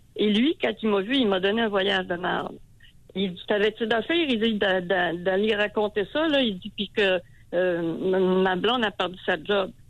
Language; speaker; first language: French; native; French